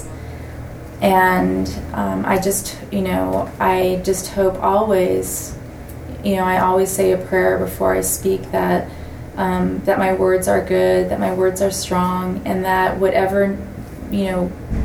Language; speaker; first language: English; native; English